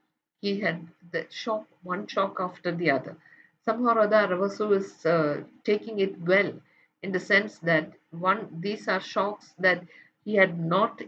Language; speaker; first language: English; non-native, local second language; Malayalam